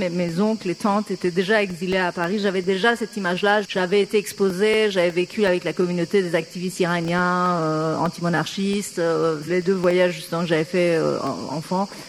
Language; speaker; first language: French; non-native, fluent; Persian